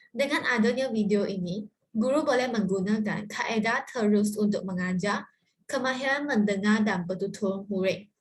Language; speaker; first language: Malay; non-native, local second language; Chinese